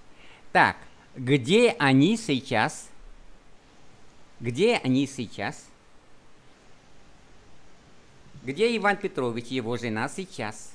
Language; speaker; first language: Russian; non-native, fluent; Vietnamese